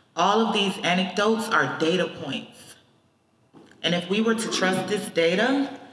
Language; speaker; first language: English; native; English